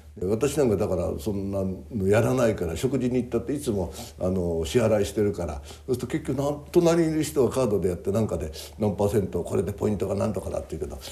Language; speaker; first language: Japanese; native; Japanese